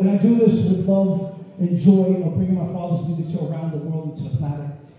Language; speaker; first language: English; native; English